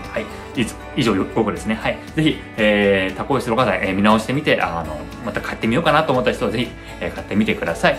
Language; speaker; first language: Japanese; early bilingual, heritage; Japanese